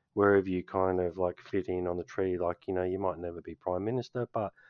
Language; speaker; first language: English; native; English